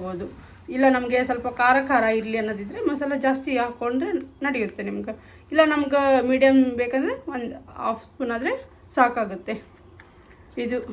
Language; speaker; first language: Kannada; native; Kannada